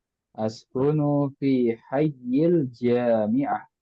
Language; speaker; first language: Arabic; non-native, fluent; Indonesian